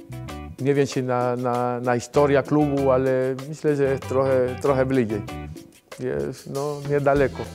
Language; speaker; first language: Polish; non-native, fluent; Spanish